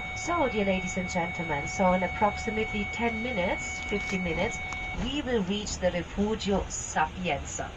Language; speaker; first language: English; non-native, fluent; Italian